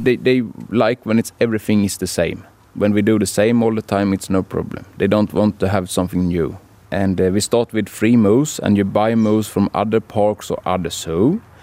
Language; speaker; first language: English; non-native, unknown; Swedish